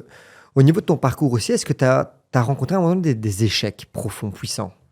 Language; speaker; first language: French; native; French